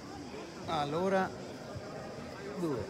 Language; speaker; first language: Italian; non-native, learner; Greek